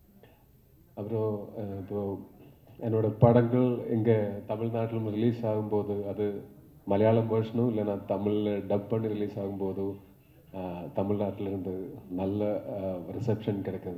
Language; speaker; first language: Tamil; non-native, local second language; Malayalam